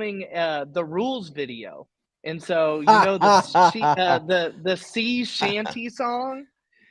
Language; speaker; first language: English; native; English